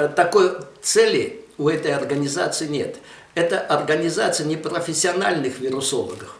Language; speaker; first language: Russian; non-native, local second language; Armenian